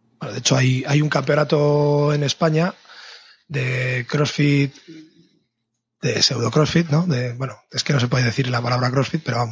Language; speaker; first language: Spanish; native; Spanish